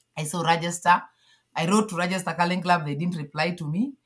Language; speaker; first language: English; non-native, local second language; Luo (Kenya and Tanzania)